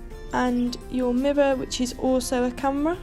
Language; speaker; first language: English; native; English